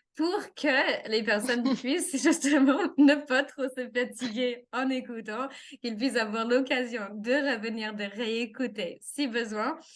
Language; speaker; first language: French; non-native, fluent; English